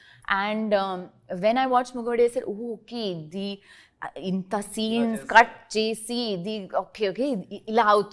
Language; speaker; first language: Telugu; non-native, learner; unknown